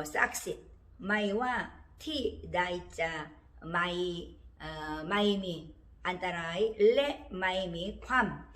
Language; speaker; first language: Thai; non-native, learner; Korean